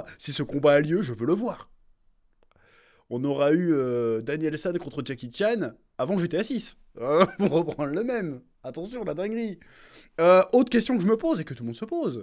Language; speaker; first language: French; native; French